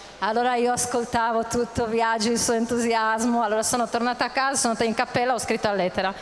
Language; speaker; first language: Italian; non-native, fluent; Czech